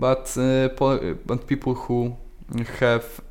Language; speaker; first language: English; non-native, learner; Polish